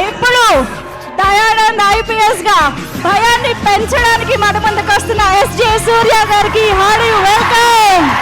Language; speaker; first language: Telugu; native; Telugu